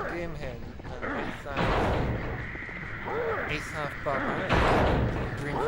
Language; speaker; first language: Welsh; non-native, local second language; English